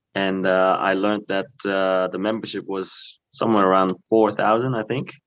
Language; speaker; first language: English; early bilingual, other home language; Korean